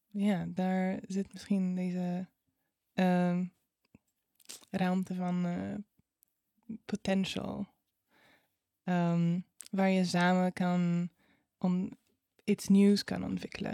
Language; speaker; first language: Dutch; non-native, fluent; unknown